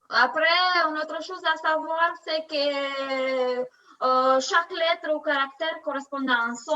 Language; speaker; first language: French; non-native, learner; Romanian